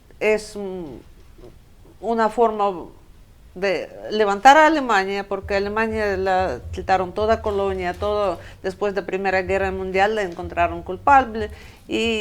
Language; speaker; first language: Spanish; non-native, fluent; Russian